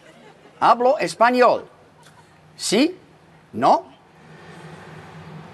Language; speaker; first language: Spanish; non-native, learner; German